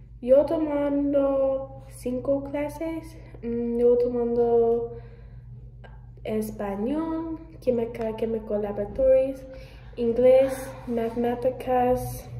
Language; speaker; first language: Spanish; non-native, learner; English